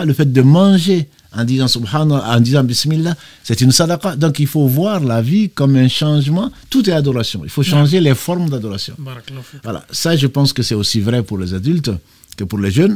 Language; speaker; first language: French; native; French